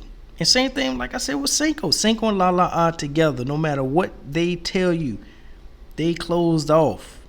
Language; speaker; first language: English; native; English